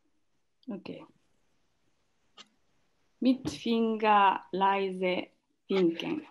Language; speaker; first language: German; non-native, learner; Japanese